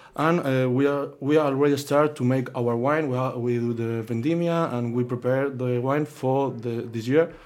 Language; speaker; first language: English; non-native, learner; Catalan